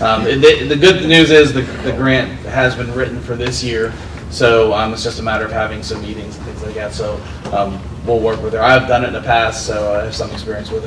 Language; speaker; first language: English; native; English